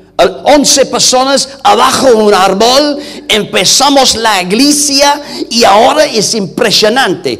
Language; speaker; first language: Spanish; non-native, learner; English